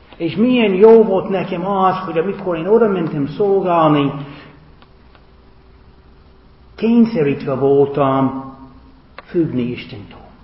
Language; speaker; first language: Hungarian; non-native, learner; English